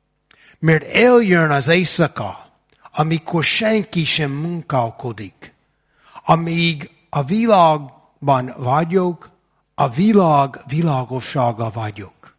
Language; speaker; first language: Hungarian; non-native, fluent; English